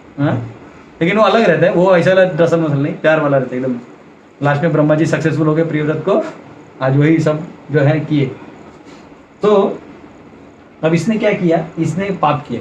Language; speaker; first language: Hindi; non-native, local second language; Marathi